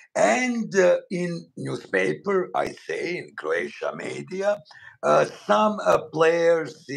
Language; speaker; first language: English; non-native, learner; Bosnian